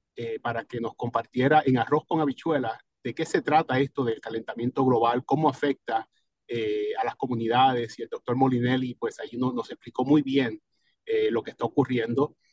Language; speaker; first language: Spanish; native; Spanish